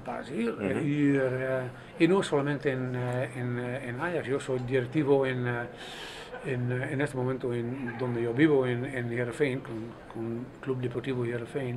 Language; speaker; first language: Spanish; non-native, fluent; Dutch